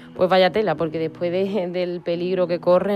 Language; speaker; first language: Spanish; native; Spanish